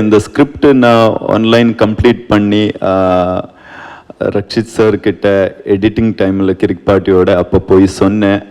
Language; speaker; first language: Tamil; non-native, learner; Kannada